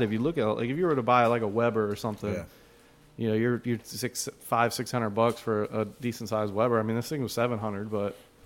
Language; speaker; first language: English; native; English